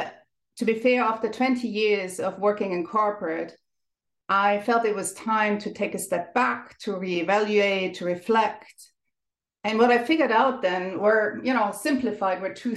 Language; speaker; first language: English; non-native, fluent; German